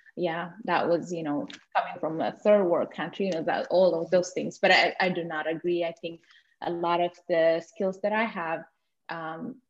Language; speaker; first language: English; non-native, fluent; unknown